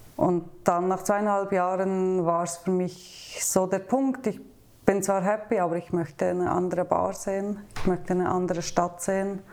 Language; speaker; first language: German; native; German